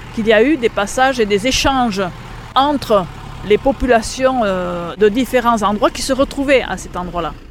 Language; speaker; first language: French; native; French